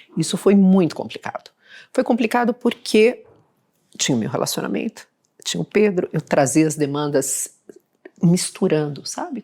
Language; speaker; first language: Portuguese; early bilingual, other home language; Spanish